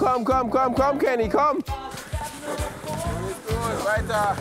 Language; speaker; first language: German; native; German